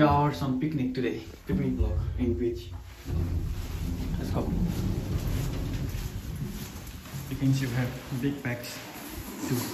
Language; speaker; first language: English; non-native, learner; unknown